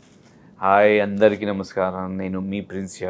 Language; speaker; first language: Telugu; non-native, local second language; Hindi